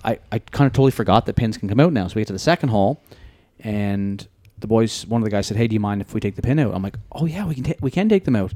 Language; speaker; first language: English; native; English